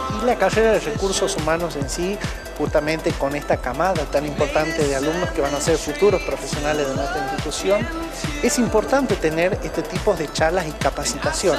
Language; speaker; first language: Spanish; native; Spanish